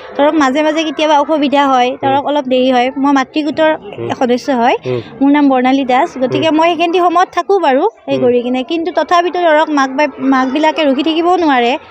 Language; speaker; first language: Assamese; native; Assamese